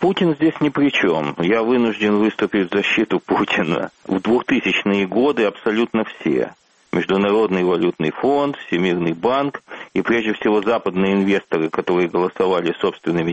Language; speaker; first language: Russian; native; Russian